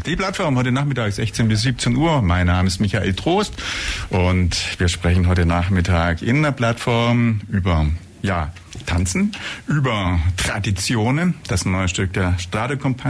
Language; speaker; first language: German; native; German